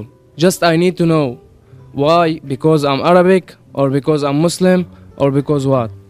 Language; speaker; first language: English; non-native, learner; Arabic